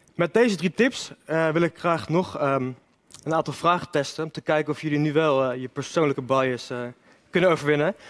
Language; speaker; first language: Dutch; native; Dutch